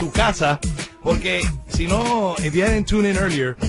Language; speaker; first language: English; early bilingual, other home language; Spanish